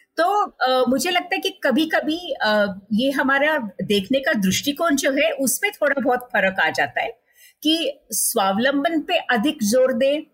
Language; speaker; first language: Hindi; non-native, local second language; Marathi